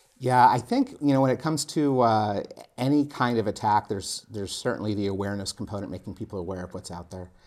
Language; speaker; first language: English; native; English